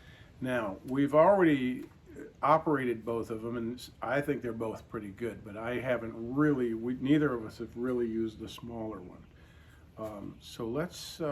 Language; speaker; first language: English; native; English